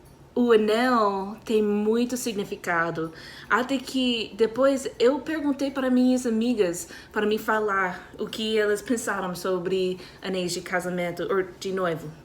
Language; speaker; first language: Portuguese; non-native, fluent; English